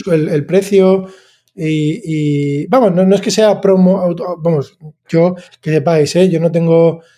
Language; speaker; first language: Spanish; native; Spanish